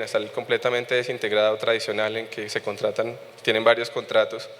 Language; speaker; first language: Spanish; native; Spanish